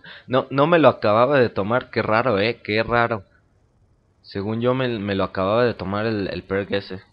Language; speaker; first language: Spanish; native; Spanish